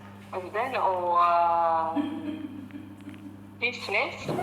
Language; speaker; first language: Arabic; non-native, fluent; Amharic